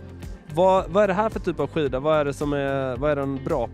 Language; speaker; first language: Swedish; native; Swedish